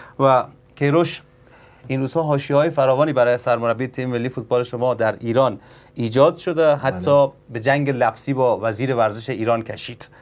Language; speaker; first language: Persian; native; Persian